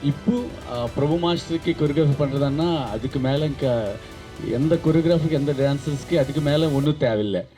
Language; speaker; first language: Tamil; non-native, learner; Telugu